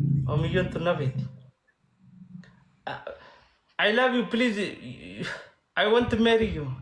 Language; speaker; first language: English; non-native, learner; Oromo